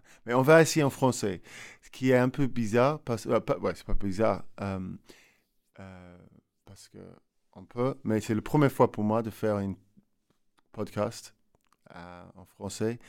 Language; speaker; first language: French; non-native, learner; English